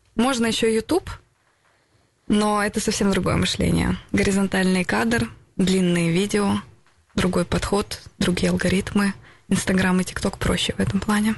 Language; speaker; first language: Russian; native; Russian